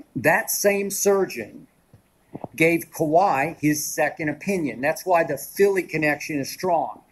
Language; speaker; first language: English; native; English